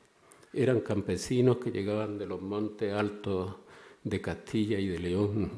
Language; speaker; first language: Spanish; native; Spanish